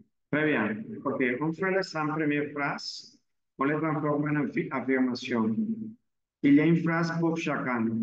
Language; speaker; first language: French; non-native, fluent; Spanish